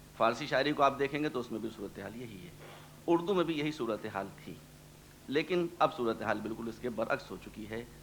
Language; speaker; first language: Urdu; native; Urdu